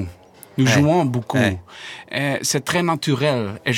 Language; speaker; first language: French; non-native, learner; Dutch